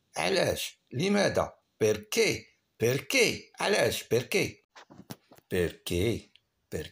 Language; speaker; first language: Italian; non-native, fluent; Arabic